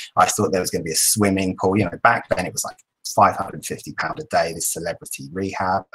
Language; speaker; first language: English; native; English